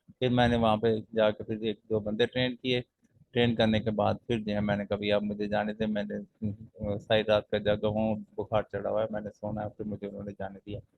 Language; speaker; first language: Urdu; non-native, local second language; Punjabi